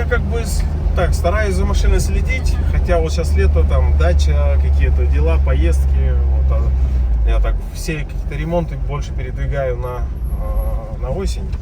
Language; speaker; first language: Russian; native; Russian